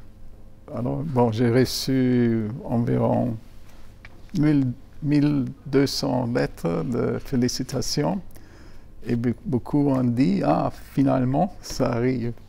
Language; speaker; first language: French; non-native, fluent; German